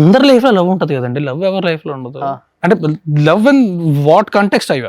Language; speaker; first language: Telugu; native; Telugu